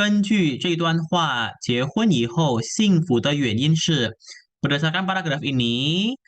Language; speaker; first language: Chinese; non-native, fluent; Indonesian